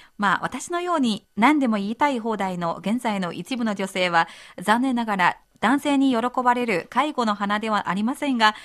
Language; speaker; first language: Japanese; non-native, fluent; Chinese